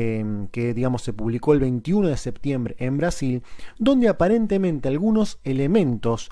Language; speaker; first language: Spanish; native; Spanish